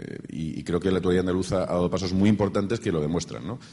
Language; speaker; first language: Spanish; native; Spanish